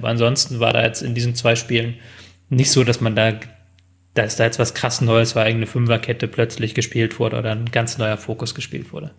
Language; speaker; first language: German; native; German